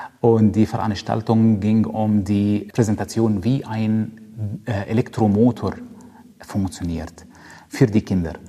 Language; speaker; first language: German; non-native, fluent; Arabic